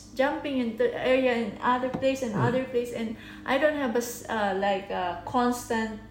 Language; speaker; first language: English; non-native, local second language; Filipino